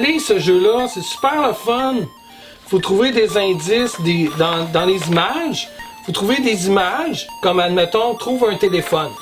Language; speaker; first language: French; native; French